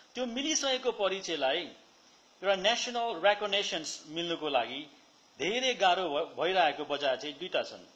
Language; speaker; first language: Nepali; early bilingual, heritage; Nepali